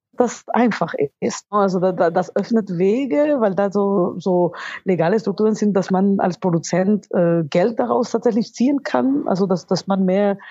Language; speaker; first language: German; non-native, fluent; Spanish